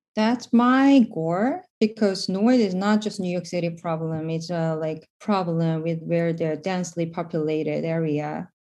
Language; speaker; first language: English; non-native, fluent; Korean